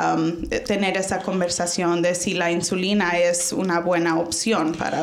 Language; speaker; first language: Spanish; early bilingual, heritage; Spanish